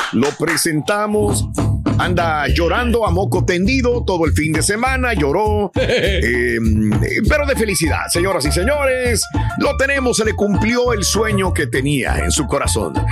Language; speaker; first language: Spanish; native; Spanish